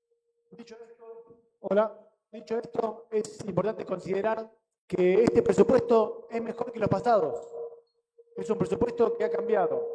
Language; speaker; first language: Spanish; native; Spanish